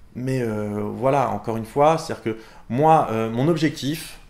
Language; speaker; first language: French; native; French